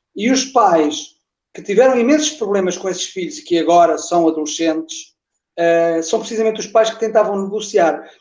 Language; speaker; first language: Portuguese; native; Portuguese